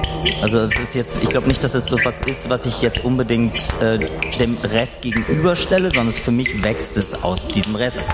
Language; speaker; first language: German; native; German